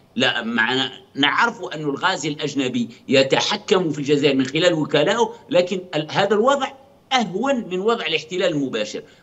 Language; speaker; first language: Arabic; native; Arabic